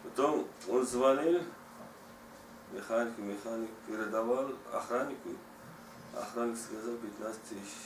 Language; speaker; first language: Russian; non-native, learner; Tajik